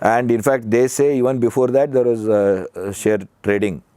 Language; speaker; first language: English; non-native, local second language; Kannada